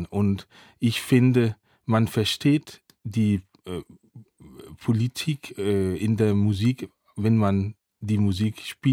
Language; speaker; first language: German; non-native, fluent; Danish